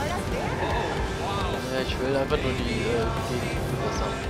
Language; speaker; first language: German; native; German